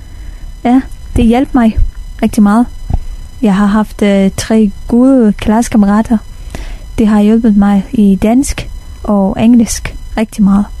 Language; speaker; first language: Danish; non-native, fluent; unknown